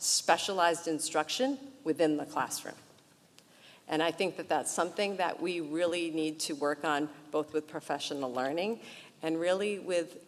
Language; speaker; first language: English; early bilingual, other home language; Portuguese